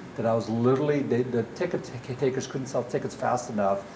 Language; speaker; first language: English; early bilingual, other home language; Dutch